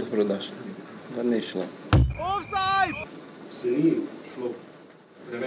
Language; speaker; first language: Slovenian; non-native, learner; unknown